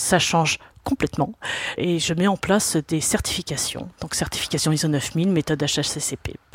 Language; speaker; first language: French; native; French